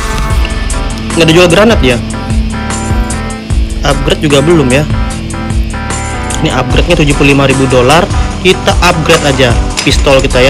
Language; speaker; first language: Indonesian; native; Indonesian